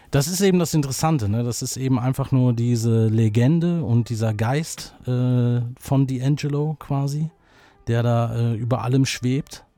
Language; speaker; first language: German; native; German